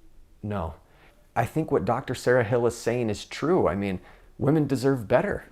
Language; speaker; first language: English; native; English